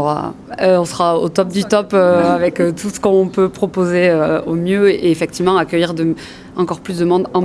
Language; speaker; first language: French; native; French